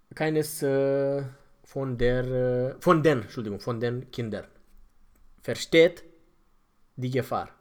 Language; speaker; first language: German; non-native, fluent; Romanian